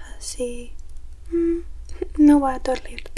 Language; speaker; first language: Spanish; non-native, learner; English